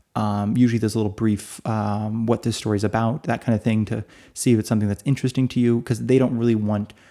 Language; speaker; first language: English; native; English